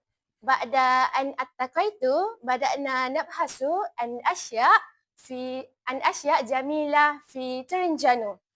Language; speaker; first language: Arabic; non-native, learner; Malay